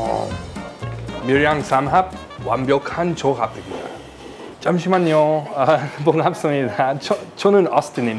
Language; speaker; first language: Korean; non-native, learner; English